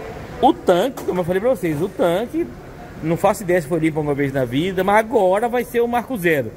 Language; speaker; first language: Portuguese; native; Portuguese